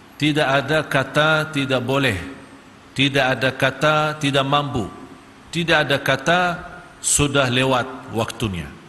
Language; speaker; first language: Malay; non-native, fluent; Arabic